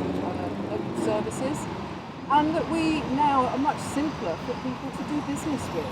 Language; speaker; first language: English; native; English